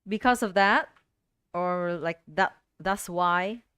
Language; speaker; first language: English; non-native, fluent; Vietnamese